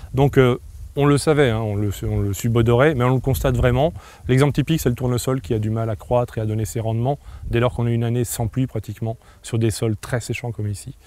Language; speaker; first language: French; native; French